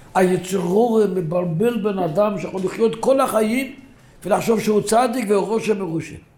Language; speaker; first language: Hebrew; non-native, local second language; Yiddish